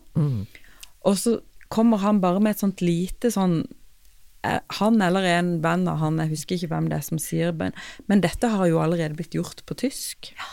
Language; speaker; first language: Norwegian; native; Norwegian